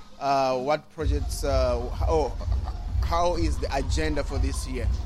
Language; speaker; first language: English; non-native, learner; Portuguese